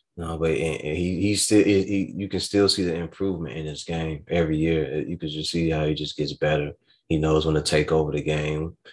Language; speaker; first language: English; native; English